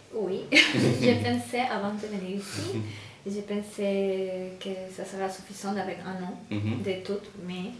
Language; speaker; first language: French; non-native, fluent; Spanish